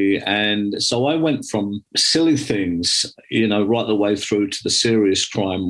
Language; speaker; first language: English; native; English